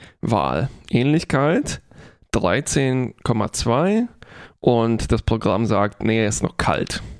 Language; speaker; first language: German; non-native, fluent; Polish